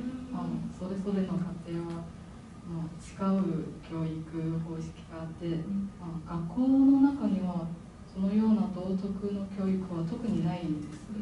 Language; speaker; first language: Japanese; non-native, fluent; Chinese